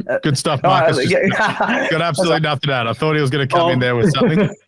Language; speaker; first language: English; native; English